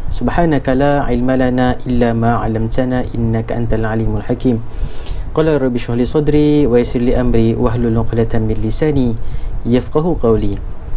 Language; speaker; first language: Malay; native; Malay